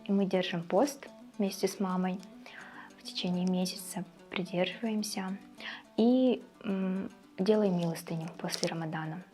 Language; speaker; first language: Russian; native; Russian